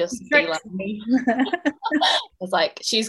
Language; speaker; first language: English; native; English